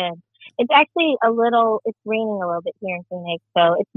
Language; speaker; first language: English; early bilingual, other home language; Filipino